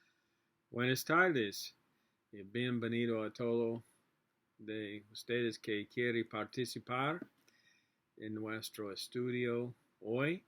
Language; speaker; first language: Spanish; non-native, learner; English